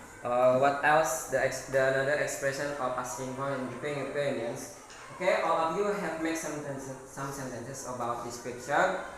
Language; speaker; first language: English; non-native, fluent; Indonesian